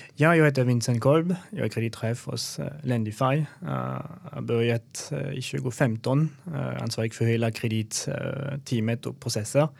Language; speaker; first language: Swedish; non-native, fluent; French